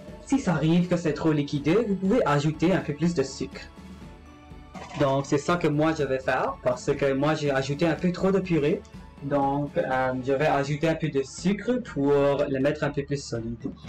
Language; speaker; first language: French; non-native, local second language; English